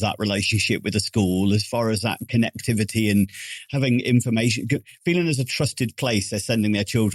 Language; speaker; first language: English; native; English